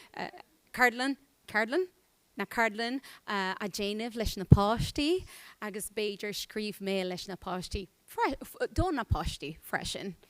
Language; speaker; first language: Irish; non-native, fluent; Portuguese